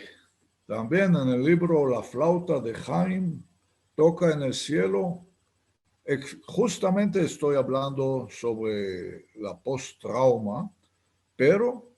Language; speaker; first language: Spanish; non-native, fluent; Hebrew